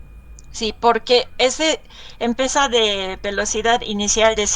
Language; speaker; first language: Spanish; non-native, learner; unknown